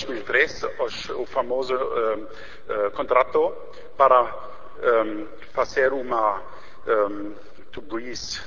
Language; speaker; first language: Portuguese; non-native, learner; German